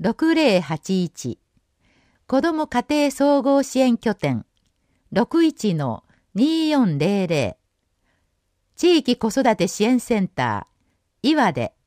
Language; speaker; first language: Japanese; native; Japanese